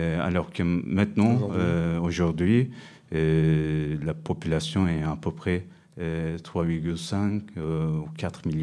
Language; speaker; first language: French; non-native, fluent; Turkish